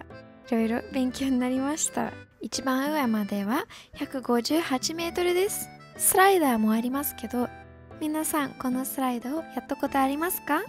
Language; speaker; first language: Japanese; non-native, fluent; English